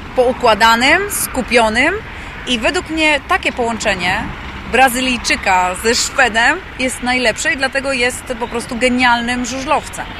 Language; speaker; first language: Polish; native; Polish